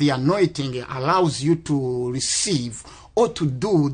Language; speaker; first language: English; non-native, local second language; Kinyarwanda